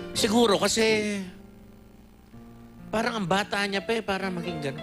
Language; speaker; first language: Filipino; native; Filipino